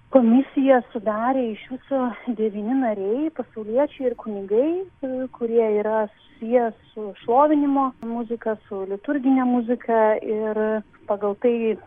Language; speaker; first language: Lithuanian; native; Lithuanian